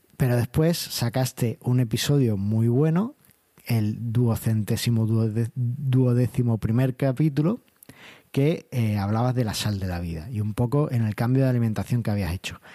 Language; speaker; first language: Spanish; native; Spanish